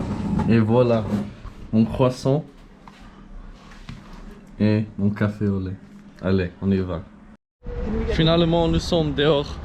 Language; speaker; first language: French; non-native, learner; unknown